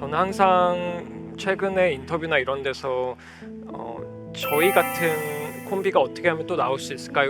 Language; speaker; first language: Korean; native; Korean